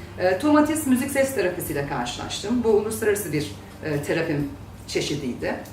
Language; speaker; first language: Turkish; native; Turkish